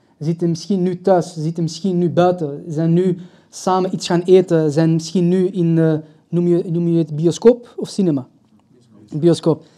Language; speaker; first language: Dutch; early bilingual, other home language; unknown